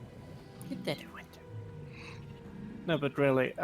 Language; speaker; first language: English; native; English